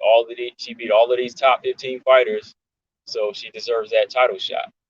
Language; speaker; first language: English; native; English